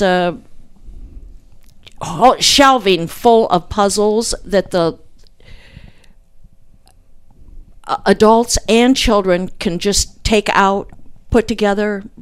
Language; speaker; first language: English; native; English